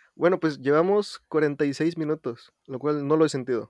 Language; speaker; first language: Spanish; native; Spanish